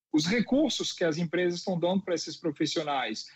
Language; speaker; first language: Portuguese; non-native, fluent; French